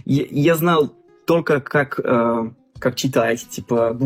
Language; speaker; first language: Russian; non-native, fluent; French